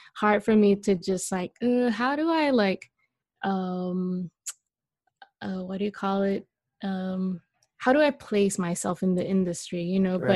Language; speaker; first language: English; non-native, local second language; Malay